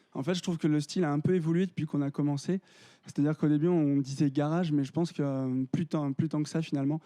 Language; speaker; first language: French; native; French